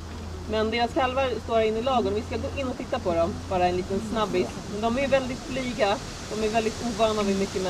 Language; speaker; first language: Swedish; native; Swedish